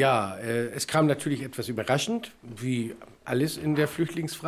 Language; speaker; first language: German; native; German